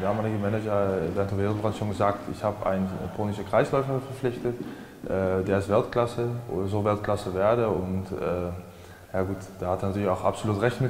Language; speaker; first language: German; native; German